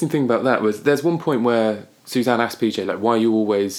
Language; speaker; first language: English; native; English